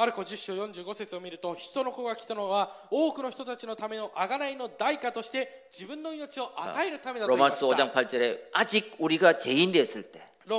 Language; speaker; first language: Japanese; non-native, fluent; Korean